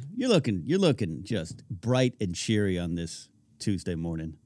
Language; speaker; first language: English; native; English